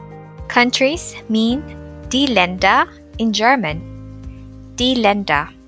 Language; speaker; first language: German; non-native, fluent; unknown